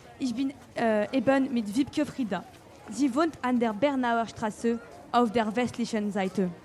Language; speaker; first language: German; non-native, learner; French